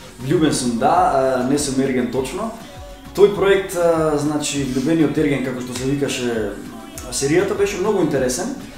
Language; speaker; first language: Macedonian; native; Macedonian